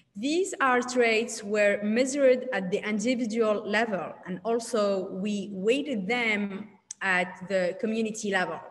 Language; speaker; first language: English; non-native, learner; Arabic